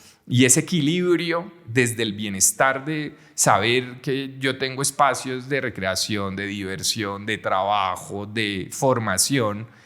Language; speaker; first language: Spanish; native; Spanish